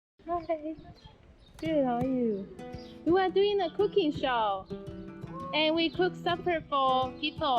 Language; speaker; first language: English; non-native, fluent; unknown